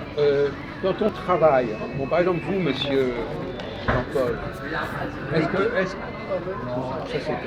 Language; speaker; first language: French; native; French